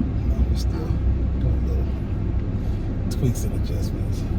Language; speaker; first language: English; native; English